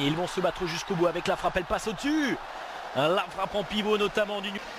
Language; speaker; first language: French; native; French